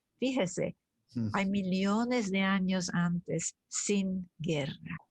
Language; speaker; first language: Spanish; early bilingual, other home language; German